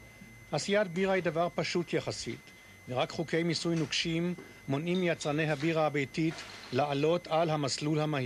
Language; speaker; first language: Hebrew; native; Hebrew